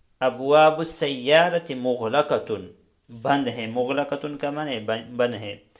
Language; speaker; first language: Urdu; non-native, local second language; Pashto